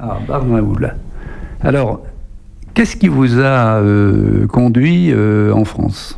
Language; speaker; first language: French; native; French